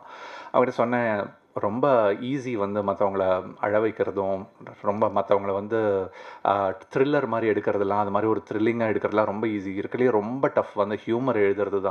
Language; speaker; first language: Tamil; native; Tamil